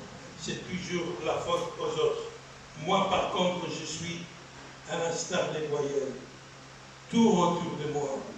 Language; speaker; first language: French; non-native, local second language; Arabic